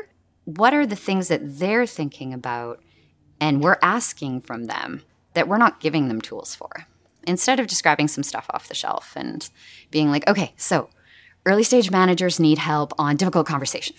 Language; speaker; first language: English; native; English